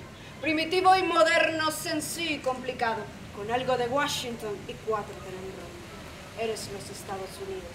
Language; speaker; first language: Spanish; native; Spanish